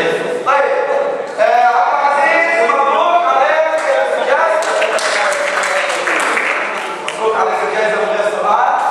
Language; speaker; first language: Arabic; native; Arabic